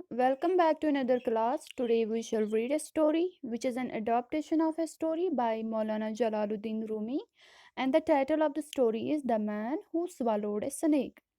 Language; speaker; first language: English; non-native, local second language; Hindi